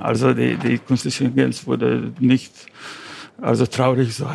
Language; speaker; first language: German; non-native, fluent; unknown